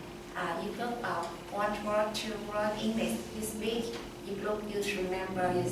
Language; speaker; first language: English; non-native, learner; Vietnamese